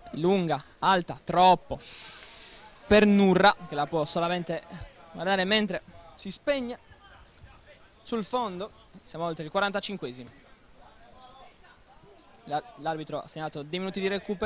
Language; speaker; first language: Italian; native; Italian